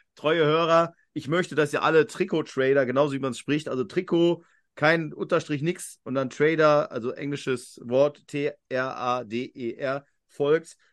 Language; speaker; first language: German; native; German